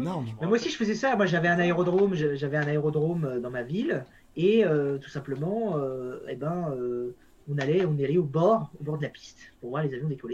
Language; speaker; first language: French; native; French